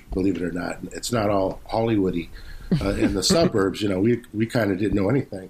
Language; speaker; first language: English; native; English